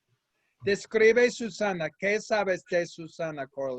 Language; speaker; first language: Spanish; non-native, fluent; English